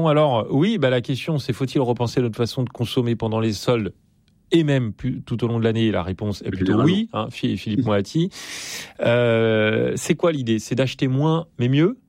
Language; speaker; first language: French; native; French